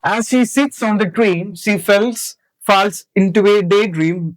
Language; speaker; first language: English; non-native, local second language; Malayalam